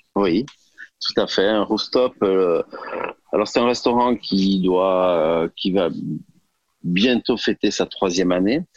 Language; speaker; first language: French; native; French